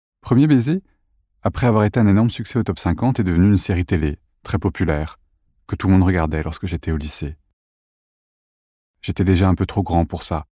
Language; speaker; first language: French; native; French